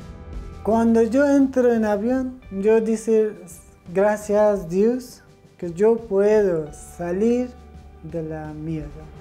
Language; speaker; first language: Spanish; non-native, learner; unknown